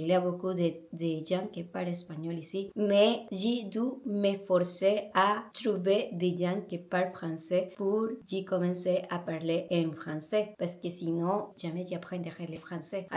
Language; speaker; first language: French; non-native, learner; Spanish